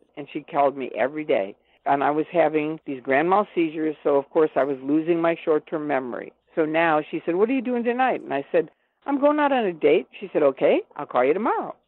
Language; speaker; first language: English; native; English